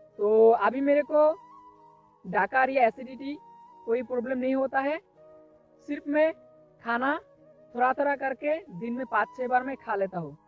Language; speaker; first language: Hindi; non-native, local second language; Assamese